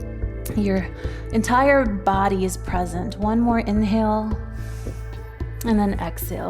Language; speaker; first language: English; native; English